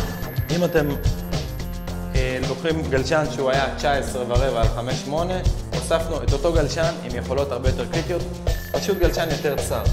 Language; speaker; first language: Hebrew; native; Hebrew